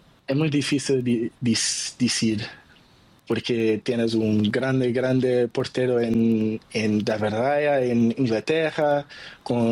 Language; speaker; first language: Spanish; non-native, learner; Portuguese